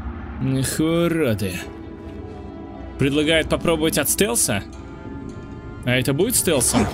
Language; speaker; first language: Russian; native; Russian